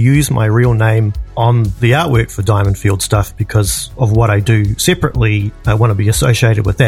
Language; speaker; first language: English; native; English